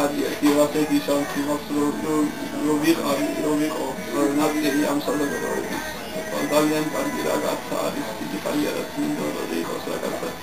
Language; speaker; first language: Georgian; non-native, learner; English